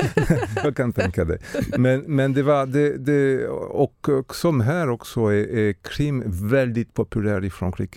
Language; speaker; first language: Swedish; non-native, fluent; French